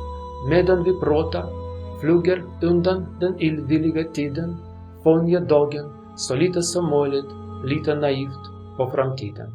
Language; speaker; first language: Swedish; non-native, learner; Russian